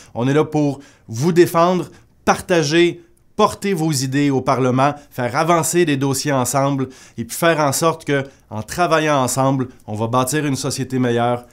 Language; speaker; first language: French; native; French